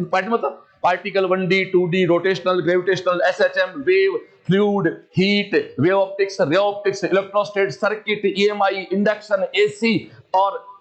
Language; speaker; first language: Hindi; native; Hindi